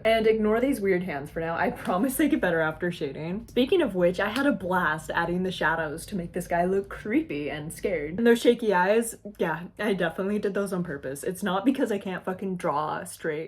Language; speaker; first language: English; native; English